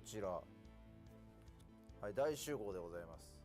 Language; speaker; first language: Japanese; native; Japanese